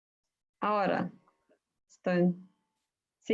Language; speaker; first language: Spanish; non-native, fluent; Portuguese